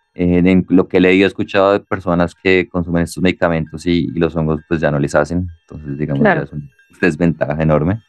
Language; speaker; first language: Spanish; native; Spanish